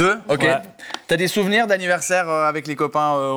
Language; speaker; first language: French; native; French